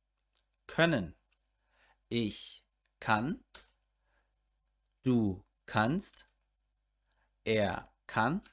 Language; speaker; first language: German; non-native, fluent; English